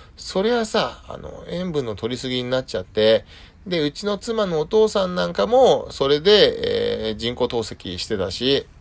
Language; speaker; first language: Japanese; native; Japanese